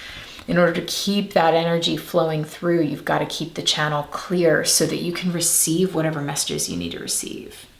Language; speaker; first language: English; native; English